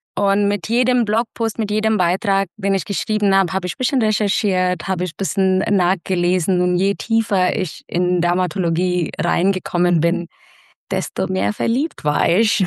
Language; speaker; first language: German; non-native, fluent; Hindi